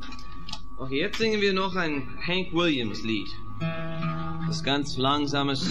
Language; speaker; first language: German; non-native, fluent; English